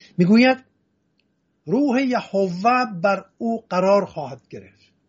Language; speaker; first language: Persian; non-native, local second language; Assyrian Neo-Aramaic